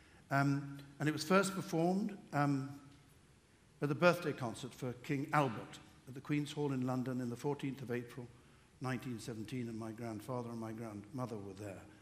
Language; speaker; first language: English; native; English